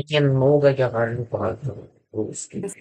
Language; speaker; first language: Russian; non-native, learner; English